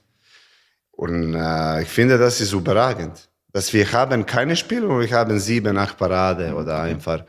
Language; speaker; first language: German; non-native, learner; Serbian